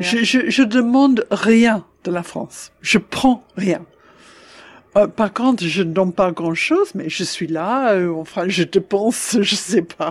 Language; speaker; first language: French; non-native, fluent; English